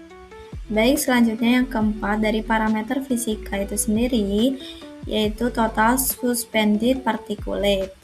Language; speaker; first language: Indonesian; native; Indonesian